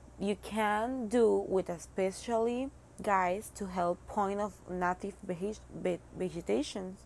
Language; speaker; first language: English; non-native, learner; Spanish